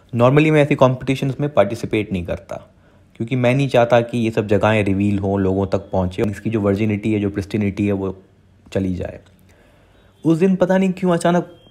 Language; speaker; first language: Hindi; non-native, local second language; Gujarati